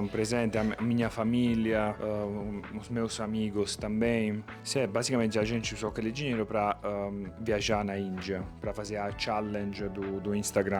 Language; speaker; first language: Portuguese; non-native, fluent; Italian